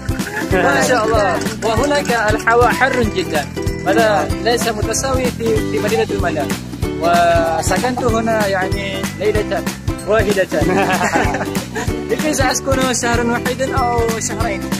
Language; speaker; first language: Arabic; non-native, learner; Indonesian